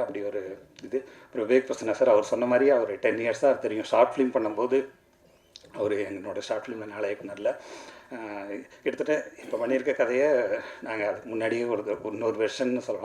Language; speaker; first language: Tamil; native; Tamil